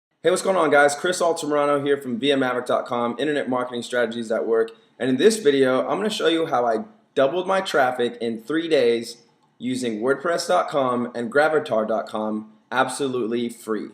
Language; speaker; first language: English; native; English